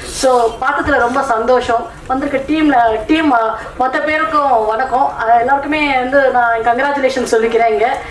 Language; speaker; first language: Tamil; non-native, local second language; Telugu